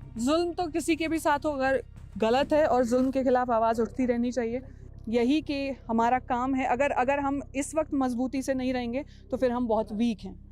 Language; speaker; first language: Hindi; native; Hindi